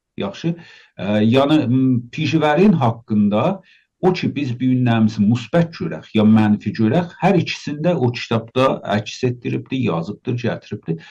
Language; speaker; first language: Azerbaijani; native; Azerbaijani